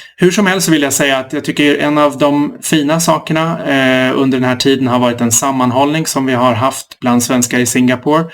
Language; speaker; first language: Swedish; native; Swedish